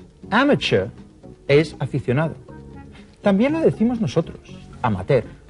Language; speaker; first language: Spanish; native; Spanish